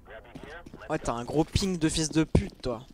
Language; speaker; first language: French; native; French